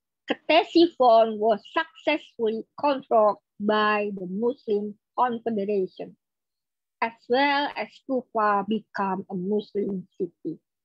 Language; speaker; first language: English; non-native, fluent; Indonesian